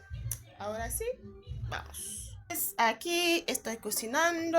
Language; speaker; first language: Spanish; non-native, fluent; Haitian Creole